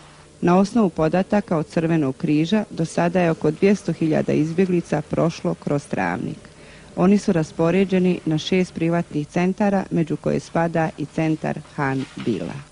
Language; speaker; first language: Bosnian; native; Bosnian